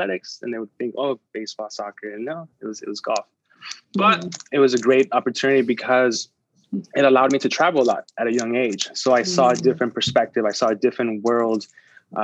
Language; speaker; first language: English; early bilingual, other home language; Spanish